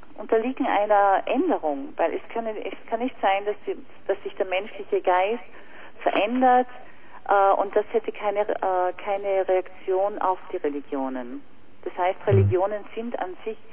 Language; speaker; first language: German; native; German